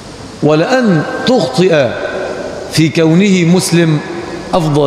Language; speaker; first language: Arabic; native; Arabic